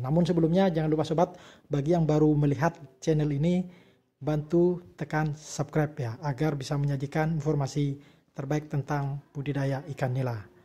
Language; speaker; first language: Indonesian; non-native, local second language; Javanese